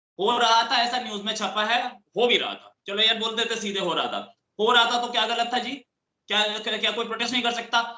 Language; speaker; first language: Hindi; native; Hindi